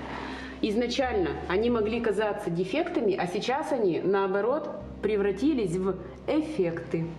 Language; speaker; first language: Russian; native; Russian